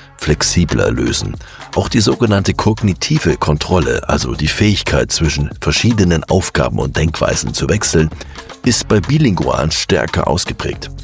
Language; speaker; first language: German; native; German